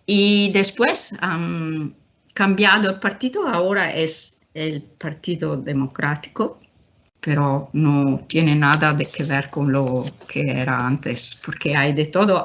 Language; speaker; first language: Spanish; non-native, fluent; Italian